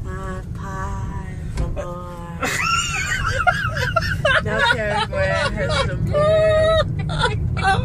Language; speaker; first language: Portuguese; non-native, fluent; English